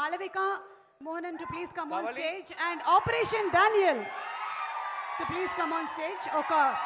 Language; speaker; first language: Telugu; non-native, local second language; Malayalam